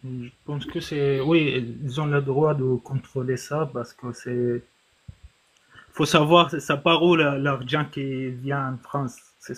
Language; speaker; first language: French; non-native, fluent; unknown